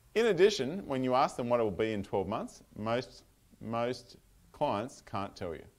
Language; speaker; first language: English; native; English